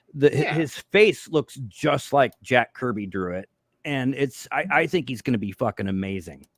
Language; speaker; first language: English; native; English